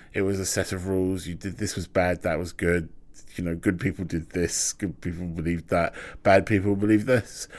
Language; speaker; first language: English; native; English